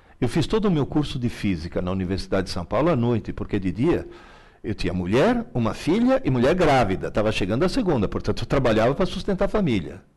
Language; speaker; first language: Portuguese; early bilingual, other home language; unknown